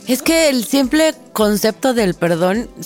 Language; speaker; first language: Spanish; native; Spanish